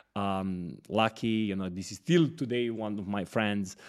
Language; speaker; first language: English; non-native, fluent; Serbian